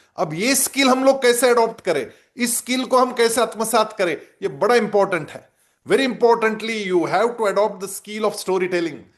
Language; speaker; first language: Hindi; non-native, local second language; Marathi